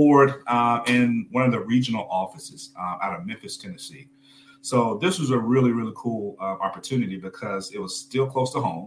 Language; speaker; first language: English; native; English